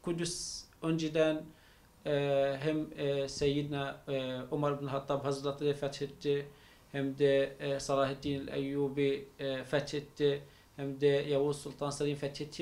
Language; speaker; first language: Turkish; non-native, fluent; Arabic